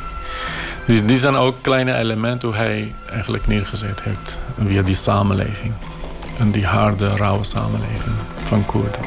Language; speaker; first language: Dutch; non-native, fluent; Kurdish